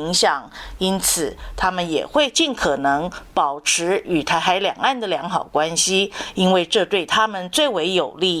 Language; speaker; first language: Chinese; native; Chinese